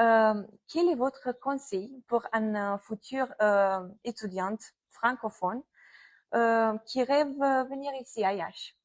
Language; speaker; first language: French; non-native, fluent; Romanian